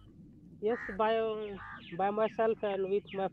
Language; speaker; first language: English; non-native, learner; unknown